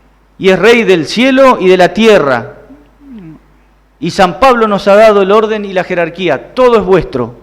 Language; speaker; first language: Spanish; native; Spanish